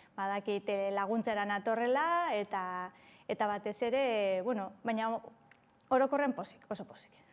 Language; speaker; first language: Basque; native; Basque